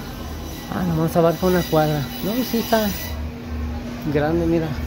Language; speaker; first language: Spanish; native; Spanish